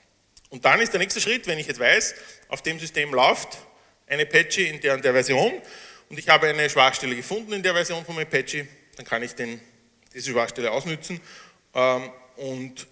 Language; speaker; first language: German; native; German